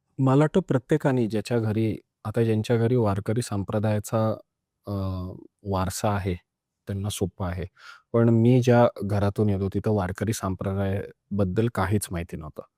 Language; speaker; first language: Marathi; non-native, local second language; Punjabi